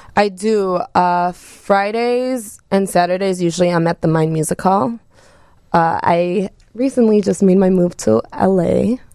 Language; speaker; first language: English; early bilingual, other home language; Spanish